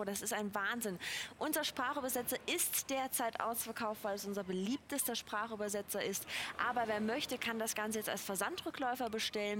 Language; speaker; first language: German; native; German